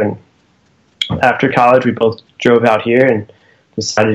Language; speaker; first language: English; native; English